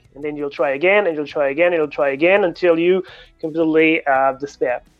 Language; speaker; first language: English; non-native, fluent; French